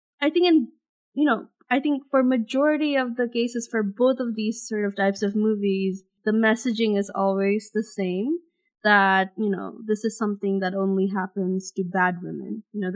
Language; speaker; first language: English; non-native, local second language; Bangla